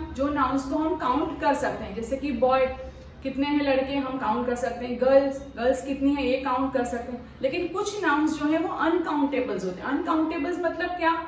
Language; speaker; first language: Hindi; non-native, local second language; Marathi